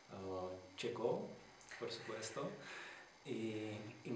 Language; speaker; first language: Spanish; non-native, learner; Czech